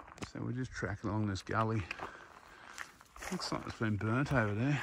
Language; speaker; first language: English; native; English